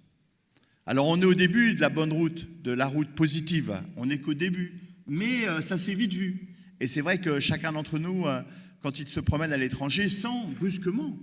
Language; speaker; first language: French; native; French